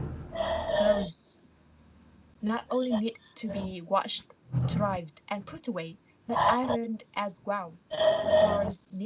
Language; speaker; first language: English; non-native, learner; Vietnamese